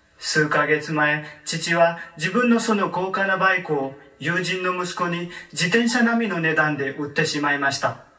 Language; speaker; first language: Japanese; non-native, learner; Marathi